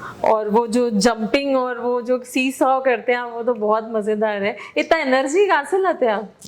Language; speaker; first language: Hindi; native; Hindi